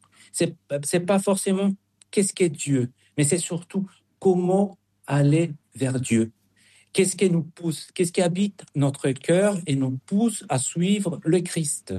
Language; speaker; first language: French; non-native, fluent; Spanish